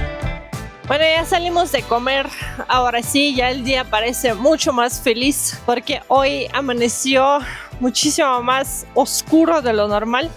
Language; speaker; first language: Spanish; non-native, fluent; Russian